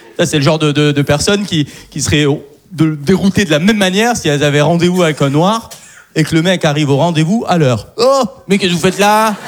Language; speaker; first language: French; non-native, local second language; Arabic